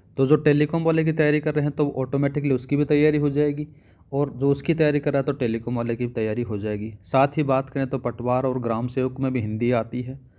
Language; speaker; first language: Hindi; native; Hindi